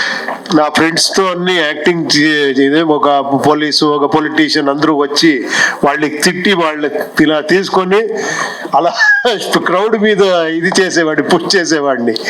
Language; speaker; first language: Telugu; non-native, local second language; Kannada